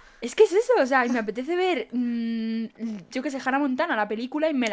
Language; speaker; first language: Spanish; native; Spanish